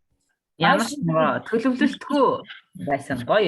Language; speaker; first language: Mongolian; native; Mongolian